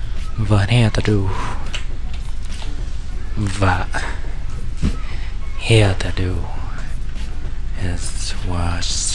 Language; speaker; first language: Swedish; non-native, learner; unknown